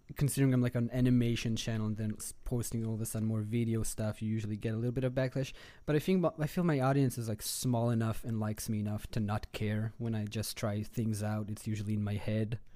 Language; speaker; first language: English; non-native, fluent; Hebrew